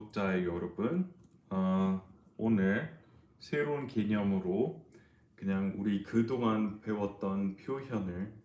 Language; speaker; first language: Korean; non-native, fluent; English